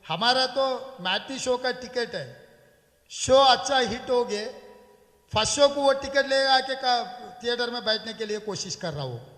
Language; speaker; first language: Hindi; non-native, local second language; Telugu